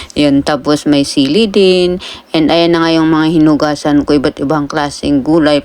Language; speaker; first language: Filipino; native; Filipino